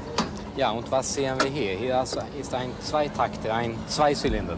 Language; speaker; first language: German; non-native, learner; Swedish